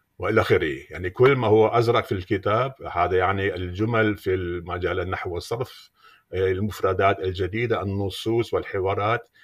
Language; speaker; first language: Arabic; non-native, fluent; German